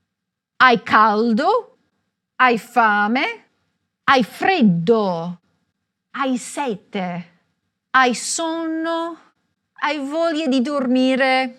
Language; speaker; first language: Italian; non-native, fluent; English